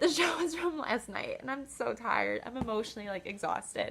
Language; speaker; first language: English; native; English